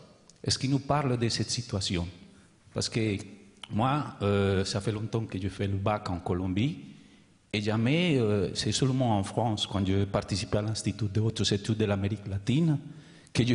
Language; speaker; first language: French; non-native, learner; Spanish